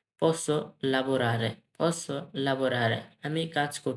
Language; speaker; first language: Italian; non-native, learner; Bangla